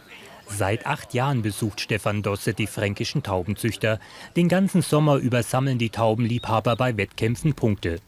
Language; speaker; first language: German; native; German